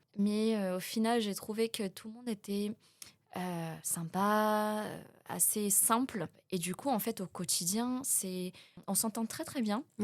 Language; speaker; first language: French; early bilingual, other home language; Vietnamese